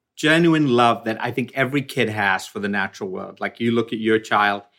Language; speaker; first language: English; non-native, local second language; Tamil